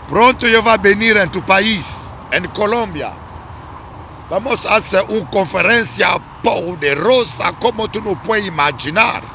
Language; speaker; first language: Spanish; non-native, learner; Lingala